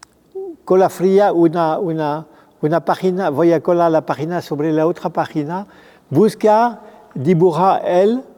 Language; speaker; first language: Spanish; non-native, fluent; French